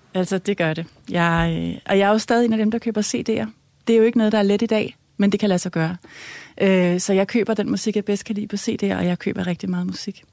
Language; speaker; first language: Danish; native; Danish